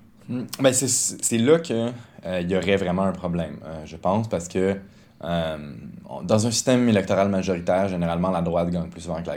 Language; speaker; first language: French; native; French